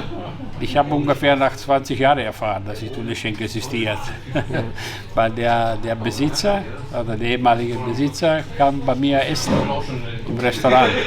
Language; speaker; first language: German; non-native, fluent; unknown